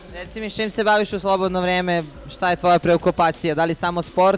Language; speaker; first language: Bosnian; native; Bosnian